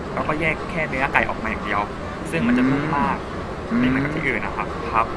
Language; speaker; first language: Thai; non-native, fluent; Korean